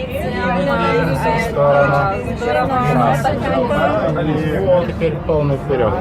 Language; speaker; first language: Russian; native; Russian